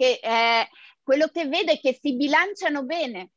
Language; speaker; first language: Italian; native; Italian